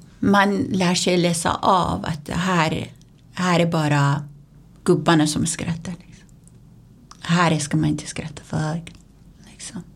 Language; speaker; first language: Swedish; non-native, fluent; Persian